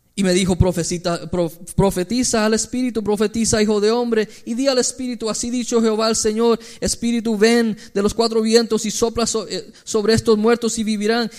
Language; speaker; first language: Spanish; early bilingual, heritage; Spanish